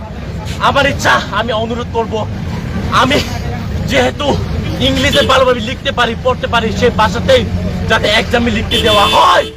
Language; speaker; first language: Bangla; non-native, local second language; Kok Borok